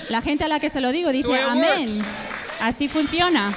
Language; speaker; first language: Spanish; native; Spanish